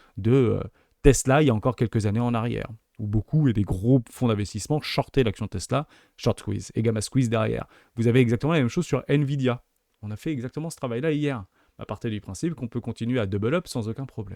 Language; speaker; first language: French; native; French